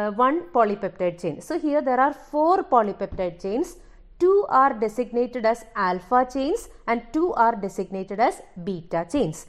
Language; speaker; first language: English; non-native, local second language; Malayalam